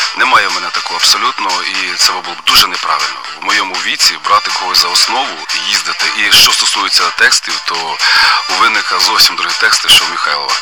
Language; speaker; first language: Ukrainian; native; Ukrainian